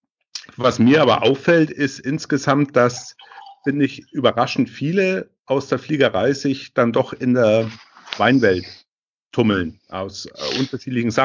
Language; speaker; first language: German; native; German